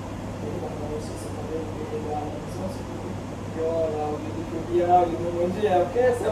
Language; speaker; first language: French; non-native, learner; Bangla